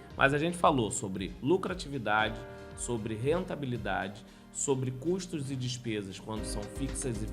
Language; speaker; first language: Portuguese; native; Portuguese